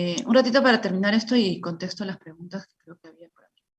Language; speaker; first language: Spanish; native; Spanish